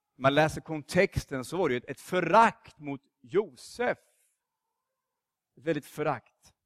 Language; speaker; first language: Swedish; native; Swedish